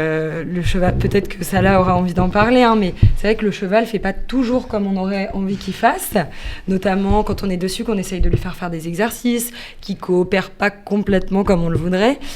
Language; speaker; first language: French; native; French